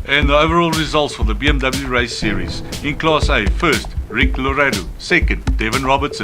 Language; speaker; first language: English; native; English